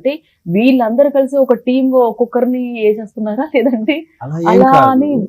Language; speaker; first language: Telugu; native; Telugu